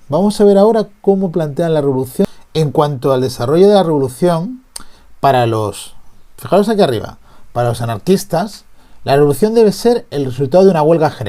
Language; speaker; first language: Spanish; native; Spanish